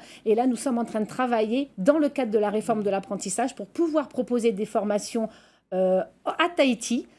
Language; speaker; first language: French; native; French